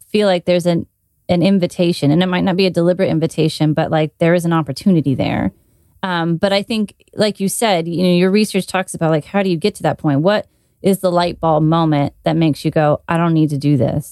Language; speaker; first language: English; native; English